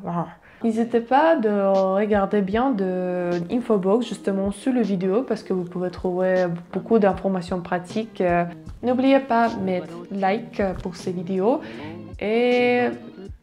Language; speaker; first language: French; non-native, learner; Russian